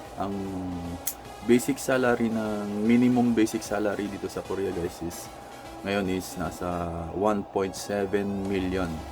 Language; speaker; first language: Filipino; non-native, local second language; Iloko